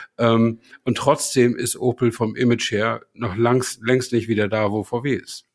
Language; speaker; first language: German; native; German